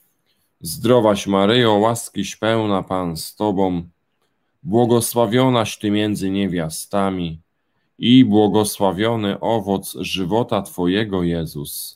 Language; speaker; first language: Polish; native; Polish